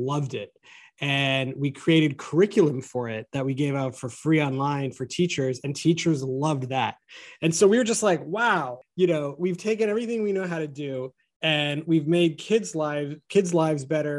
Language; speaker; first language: English; native; English